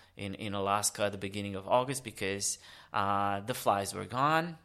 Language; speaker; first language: English; early bilingual, other home language; Romanian